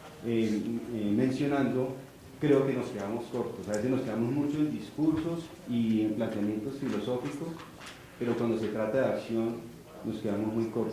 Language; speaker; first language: Spanish; native; Spanish